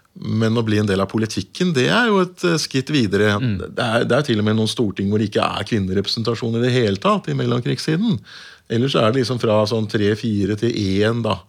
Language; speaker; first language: Norwegian; native; Norwegian